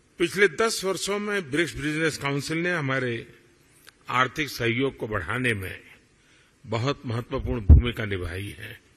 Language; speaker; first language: Hindi; non-native, local second language; Gujarati